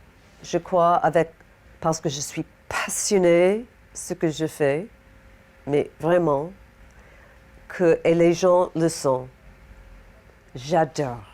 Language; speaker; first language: French; non-native, fluent; English